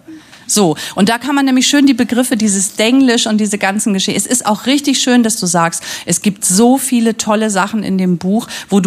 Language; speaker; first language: German; native; German